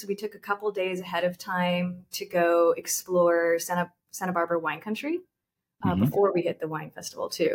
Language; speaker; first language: English; native; English